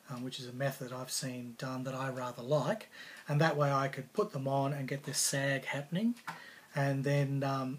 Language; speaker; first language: English; native; English